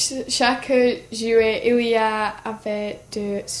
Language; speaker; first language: French; non-native, learner; English